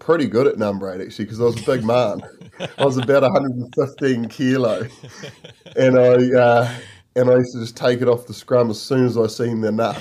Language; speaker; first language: English; native; English